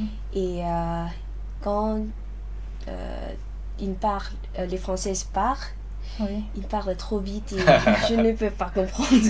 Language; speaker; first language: French; non-native, learner; Lao